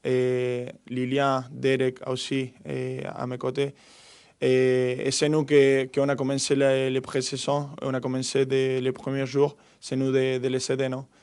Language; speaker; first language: French; non-native, fluent; Spanish